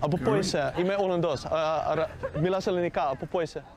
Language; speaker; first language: Greek; non-native, learner; Dutch